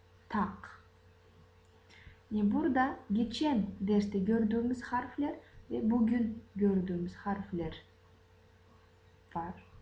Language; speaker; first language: Turkish; non-native, fluent; Kazakh